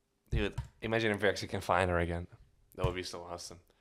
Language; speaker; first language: English; non-native, fluent; Dutch